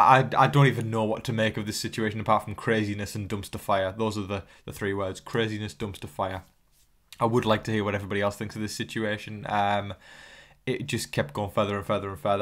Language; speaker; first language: English; native; English